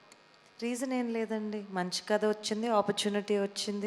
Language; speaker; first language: Telugu; native; Telugu